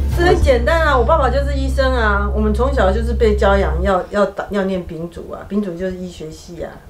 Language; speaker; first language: Chinese; native; Chinese